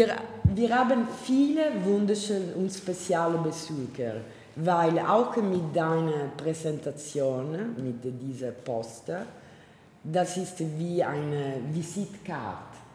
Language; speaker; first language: German; non-native, learner; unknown